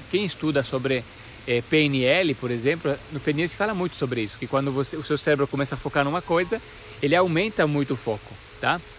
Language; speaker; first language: Portuguese; non-native, fluent; Italian